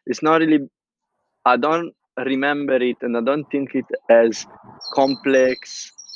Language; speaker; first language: English; non-native, fluent; Italian